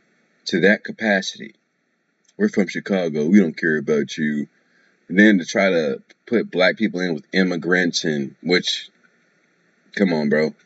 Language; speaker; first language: English; native; English